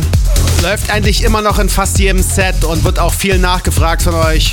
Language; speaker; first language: German; native; German